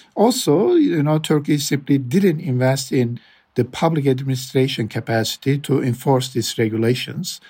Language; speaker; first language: English; non-native, fluent; Turkish